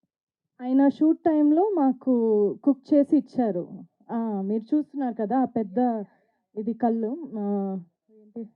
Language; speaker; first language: Telugu; non-native, fluent; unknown